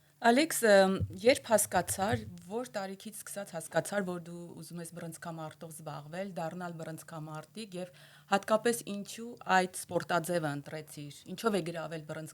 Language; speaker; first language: Armenian; early bilingual, heritage; Armenian